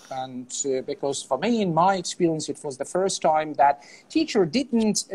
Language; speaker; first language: English; non-native, fluent; Azerbaijani